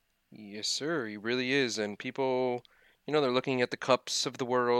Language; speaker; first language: English; native; English